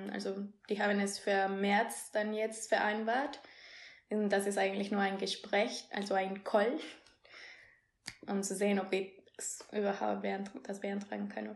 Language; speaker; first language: German; non-native, fluent; Spanish